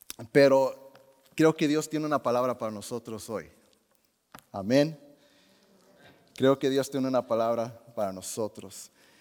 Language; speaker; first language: Spanish; early bilingual, heritage; Spanish